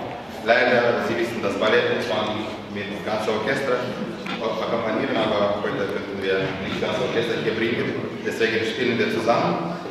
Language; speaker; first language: German; non-native, fluent; Azerbaijani